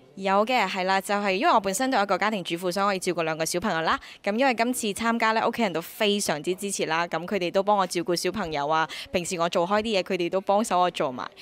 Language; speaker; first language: Cantonese; native; Cantonese